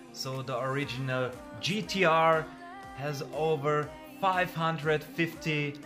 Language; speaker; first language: English; non-native, learner; German